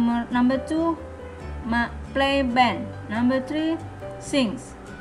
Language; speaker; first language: English; non-native, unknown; Indonesian